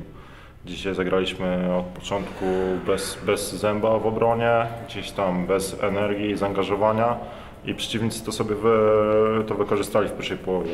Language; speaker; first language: Polish; native; Polish